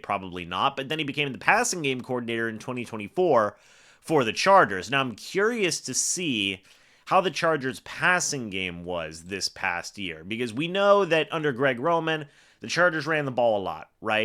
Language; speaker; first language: English; native; English